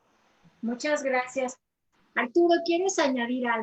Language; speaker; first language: Spanish; native; Spanish